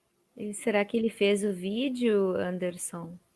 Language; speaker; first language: Portuguese; native; Portuguese